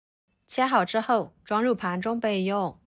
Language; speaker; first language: Chinese; native; Chinese